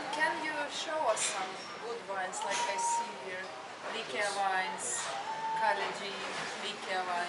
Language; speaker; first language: English; non-native, fluent; Russian